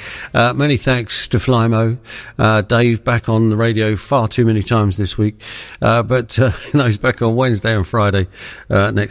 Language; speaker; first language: English; native; English